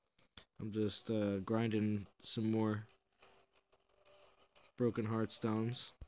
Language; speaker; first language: English; native; English